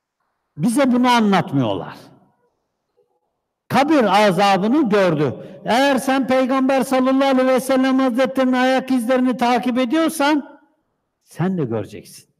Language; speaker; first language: Turkish; native; Turkish